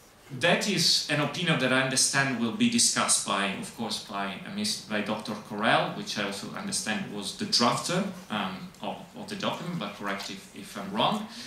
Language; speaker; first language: English; non-native, fluent; Italian